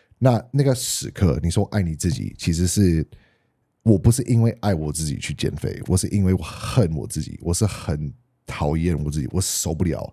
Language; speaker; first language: Chinese; non-native, fluent; English